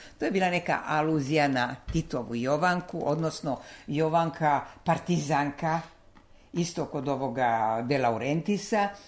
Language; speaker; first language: Serbian; non-native, local second language; Slovak